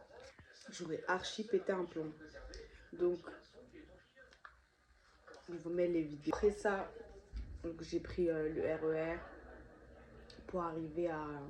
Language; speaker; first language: French; native; French